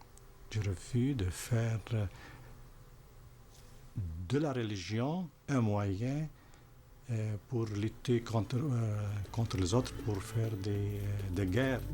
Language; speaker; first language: French; non-native, fluent; Arabic